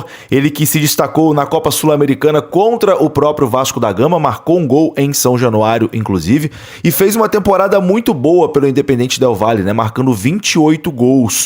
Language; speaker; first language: Portuguese; native; Portuguese